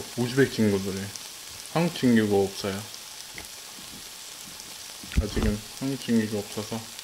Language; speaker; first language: Korean; non-native, learner; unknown